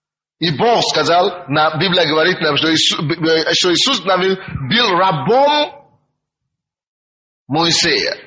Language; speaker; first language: Russian; non-native, fluent; Yoruba